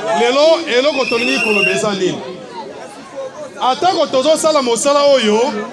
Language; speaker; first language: Lingala; native; Lingala